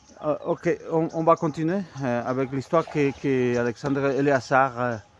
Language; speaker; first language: French; non-native, fluent; Spanish